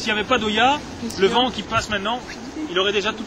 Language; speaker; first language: French; native; French